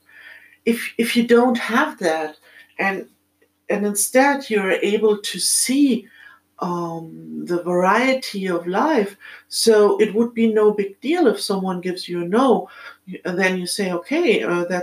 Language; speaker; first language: English; non-native, fluent; German